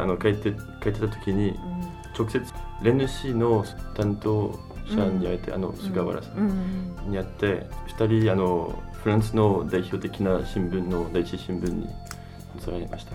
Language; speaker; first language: Japanese; non-native, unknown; French